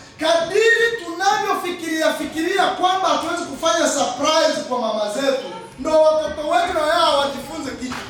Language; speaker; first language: Swahili; non-native, local second language; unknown